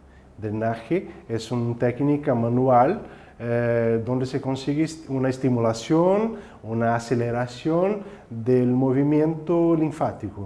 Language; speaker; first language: Spanish; non-native, fluent; Portuguese